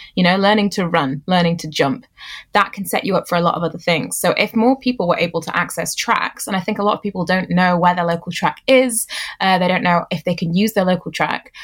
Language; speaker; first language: English; native; English